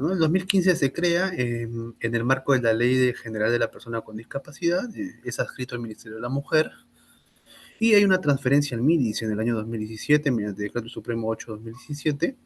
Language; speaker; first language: Spanish; native; Spanish